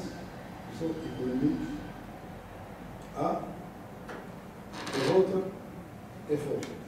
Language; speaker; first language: French; non-native, learner; Arabic